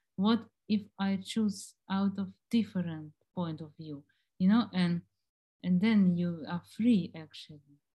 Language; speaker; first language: English; non-native, fluent; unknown